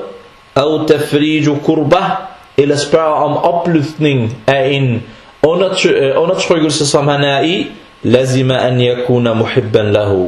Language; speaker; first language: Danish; early bilingual, other home language; Arabic